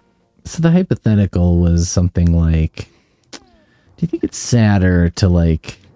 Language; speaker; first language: English; native; English